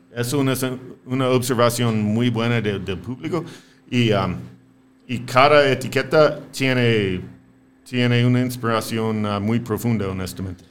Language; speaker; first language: Spanish; non-native, fluent; English